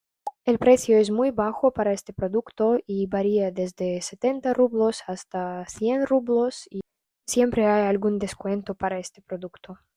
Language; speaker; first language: Spanish; non-native, fluent; Russian